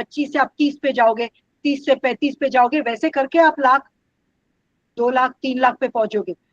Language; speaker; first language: Hindi; non-native, local second language; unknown